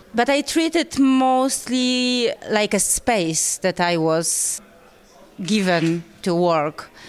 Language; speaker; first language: English; non-native, fluent; Polish